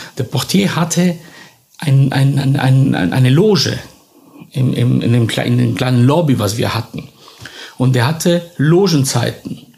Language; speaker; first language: German; non-native, fluent; Italian